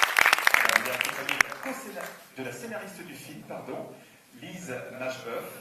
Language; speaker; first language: French; native; French